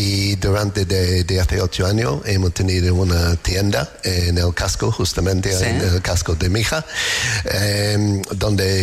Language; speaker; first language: Spanish; non-native, learner; English